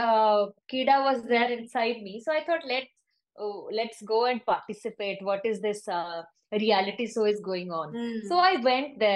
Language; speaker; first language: English; non-native, local second language; Odia